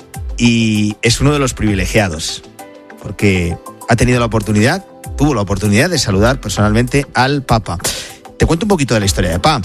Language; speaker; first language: Spanish; native; Spanish